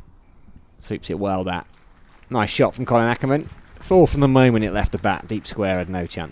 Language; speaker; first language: English; native; English